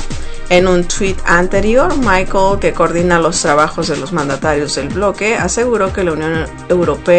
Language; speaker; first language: Spanish; native; Spanish